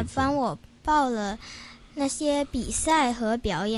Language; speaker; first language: Chinese; non-native, local second language; Cantonese